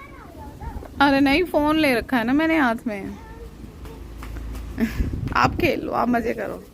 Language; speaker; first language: Hindi; native; Hindi